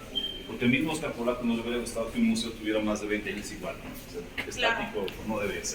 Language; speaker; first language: Spanish; native; Spanish